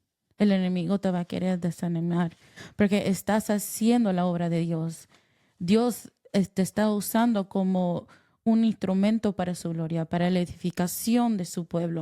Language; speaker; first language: Spanish; early bilingual, heritage; Spanish